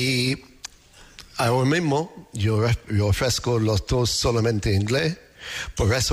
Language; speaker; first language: Spanish; non-native, learner; English